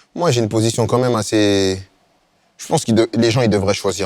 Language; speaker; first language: French; native; French